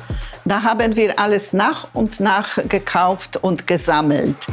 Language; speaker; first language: German; non-native, fluent; Polish